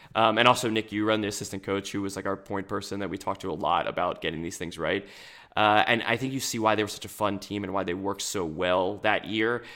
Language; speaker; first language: English; native; English